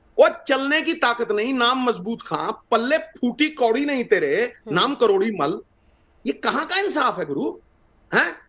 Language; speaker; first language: Hindi; non-native, local second language; Punjabi